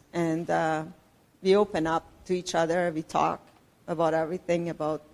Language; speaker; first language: English; non-native, fluent; Persian